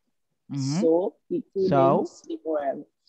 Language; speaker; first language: English; non-native, learner; Haitian Creole